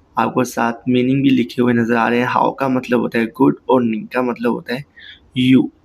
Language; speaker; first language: Urdu; native; Urdu